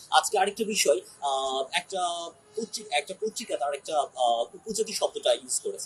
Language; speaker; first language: Bangla; non-native, local second language; Chakma